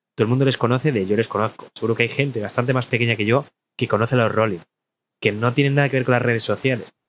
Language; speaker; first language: Spanish; native; Spanish